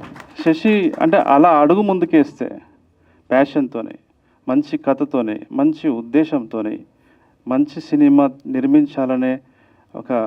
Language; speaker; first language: Telugu; native; Telugu